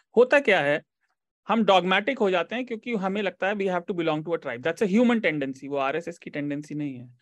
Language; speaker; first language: Hindi; native; Hindi